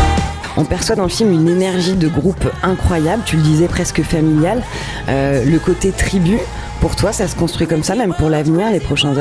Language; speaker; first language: French; native; French